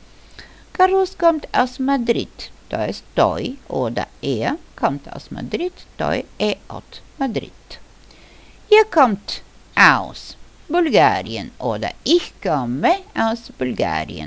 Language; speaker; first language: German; non-native, fluent; Bulgarian